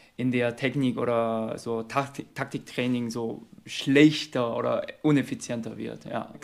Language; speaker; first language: German; non-native, fluent; Korean